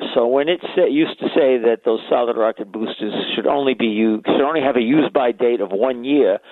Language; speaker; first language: English; native; English